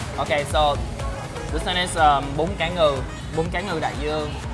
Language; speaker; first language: Vietnamese; early bilingual, other home language; English